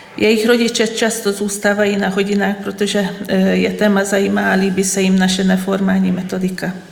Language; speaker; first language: Czech; non-native, fluent; Hungarian